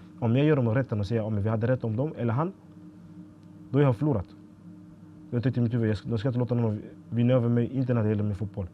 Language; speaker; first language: Swedish; early bilingual, other home language; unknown